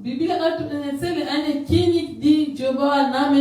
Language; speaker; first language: German; non-native, learner; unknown